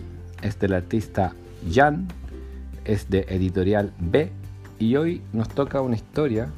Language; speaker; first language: Spanish; native; Spanish